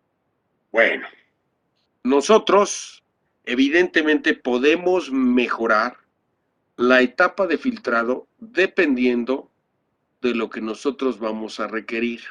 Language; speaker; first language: Spanish; native; Spanish